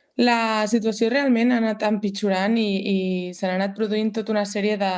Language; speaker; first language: Catalan; native; Catalan